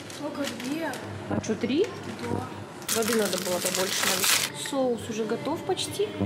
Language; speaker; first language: Russian; native; Russian